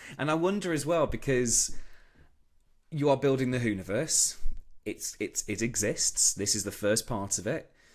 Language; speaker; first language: English; native; English